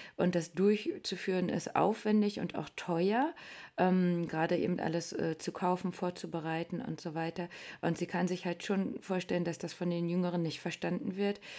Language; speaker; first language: German; native; German